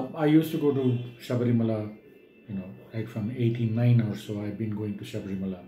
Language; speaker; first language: English; non-native, local second language; Tamil